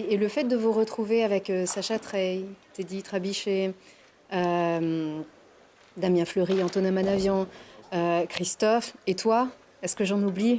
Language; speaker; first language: French; native; French